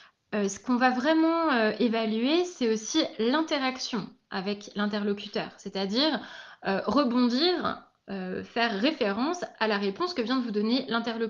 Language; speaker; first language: French; native; French